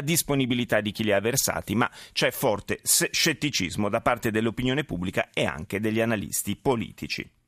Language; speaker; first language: Italian; native; Italian